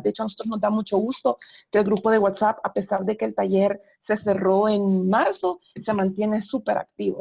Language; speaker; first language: Spanish; native; Spanish